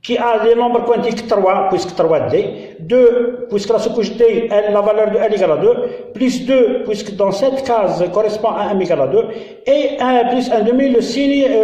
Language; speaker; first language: French; non-native, local second language; Arabic